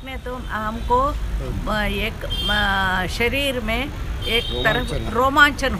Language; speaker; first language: Hindi; non-native, local second language; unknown